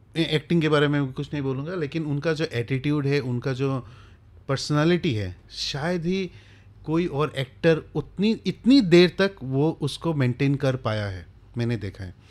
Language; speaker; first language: Hindi; non-native, local second language; Bangla